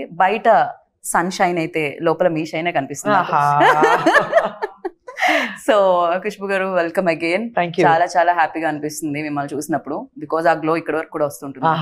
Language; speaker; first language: Telugu; native; Telugu